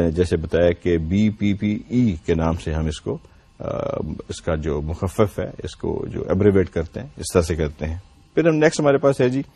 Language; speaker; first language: Urdu; non-native, local second language; Punjabi